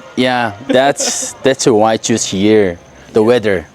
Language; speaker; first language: English; non-native, learner; Korean